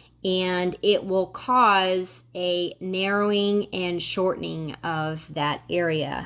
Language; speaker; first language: English; native; English